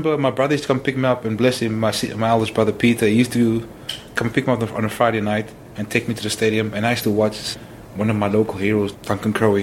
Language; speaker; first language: English; non-native, local second language; Afrikaans